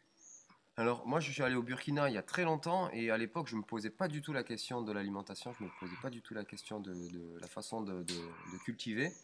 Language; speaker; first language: French; native; French